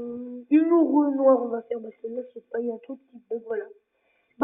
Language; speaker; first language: French; native; French